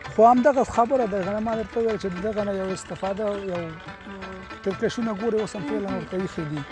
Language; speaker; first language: Pashto; non-native, local second language; Persian